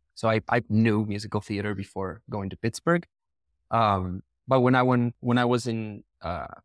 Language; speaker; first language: English; non-native, fluent; Spanish